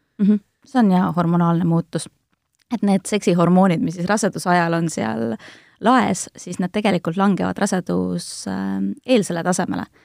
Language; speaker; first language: Estonian; native; Estonian